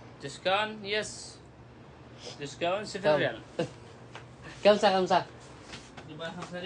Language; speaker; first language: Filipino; non-native, learner; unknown